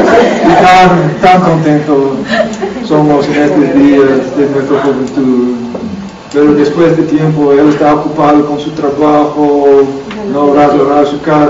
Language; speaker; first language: Spanish; non-native, learner; English